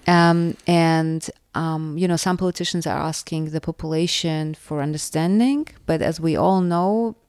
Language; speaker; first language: English; non-native, fluent; Russian